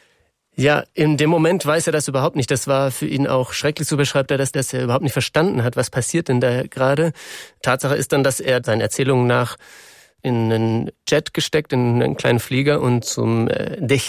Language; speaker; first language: German; native; German